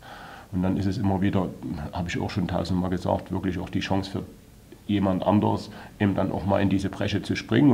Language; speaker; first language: German; native; German